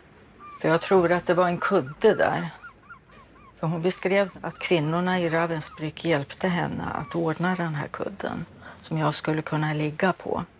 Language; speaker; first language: Swedish; early bilingual, other home language; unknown